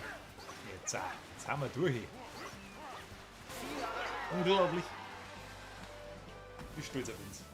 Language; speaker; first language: German; native; German